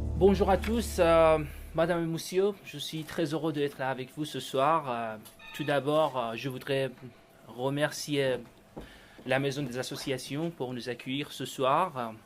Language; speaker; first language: French; non-native, fluent; Persian